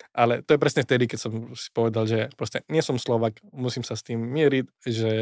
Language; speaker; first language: Slovak; non-native, fluent; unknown